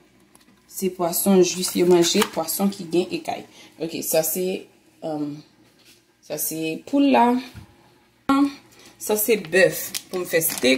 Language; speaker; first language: French; non-native, learner; Haitian Creole